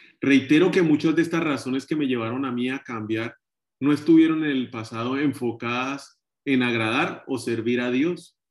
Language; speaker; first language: Spanish; native; Spanish